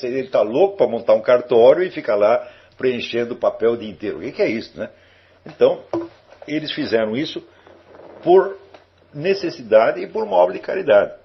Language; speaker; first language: Portuguese; native; Portuguese